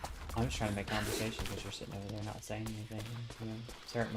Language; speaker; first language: English; native; English